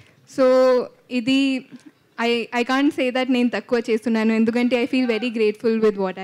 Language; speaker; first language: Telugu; non-native, fluent; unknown